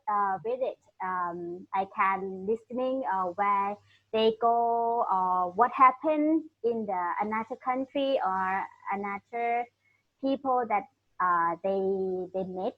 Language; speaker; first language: English; non-native, learner; Thai